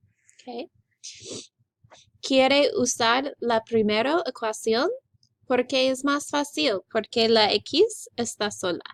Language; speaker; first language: Spanish; non-native, learner; English